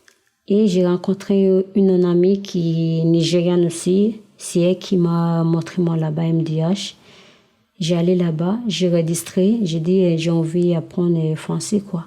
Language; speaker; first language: French; non-native, learner; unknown